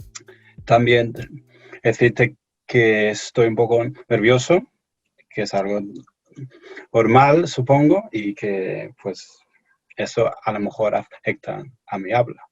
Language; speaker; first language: Spanish; non-native, fluent; English